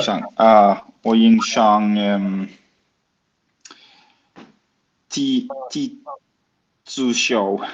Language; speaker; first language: Chinese; non-native, learner; Swedish